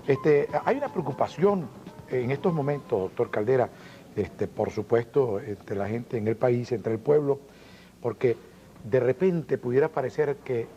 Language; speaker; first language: Spanish; native; Spanish